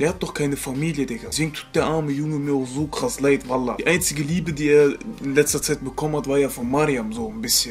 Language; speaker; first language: German; native; German